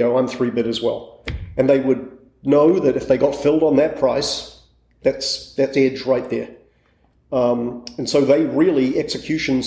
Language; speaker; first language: English; native; English